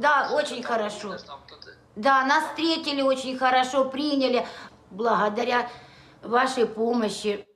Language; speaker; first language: Russian; native; Russian